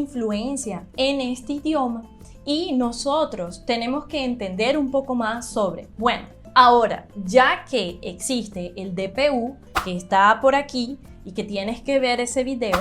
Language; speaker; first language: Spanish; non-native, fluent; Portuguese